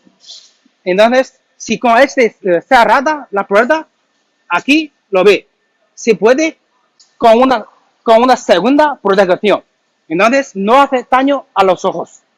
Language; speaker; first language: Spanish; non-native, learner; Chinese